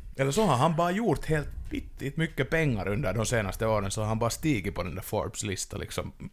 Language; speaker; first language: Swedish; native; Swedish